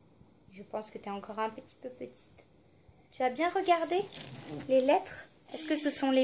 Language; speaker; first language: French; native; French